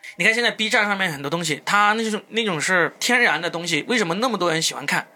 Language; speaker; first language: Chinese; non-native, local second language; Cantonese